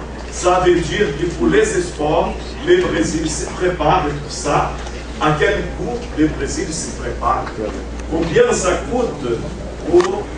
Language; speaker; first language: French; non-native, fluent; Portuguese